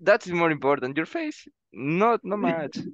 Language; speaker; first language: English; non-native, learner; Spanish